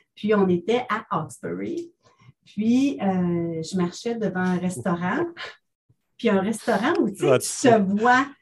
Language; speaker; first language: French; native; French